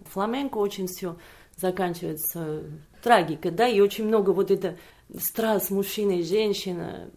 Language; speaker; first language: Russian; non-native, fluent; Catalan